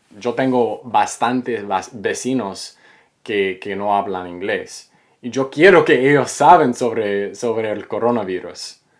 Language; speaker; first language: Spanish; non-native, fluent; English